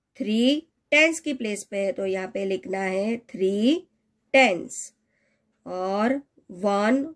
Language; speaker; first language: Hindi; non-native, local second language; Gujarati